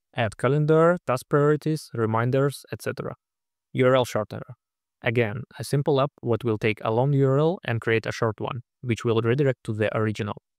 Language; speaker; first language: English; non-native, fluent; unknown